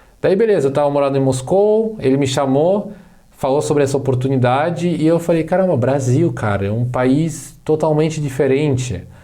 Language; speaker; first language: Portuguese; non-native, fluent; Russian